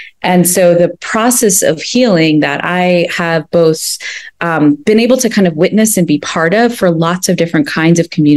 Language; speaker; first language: English; native; English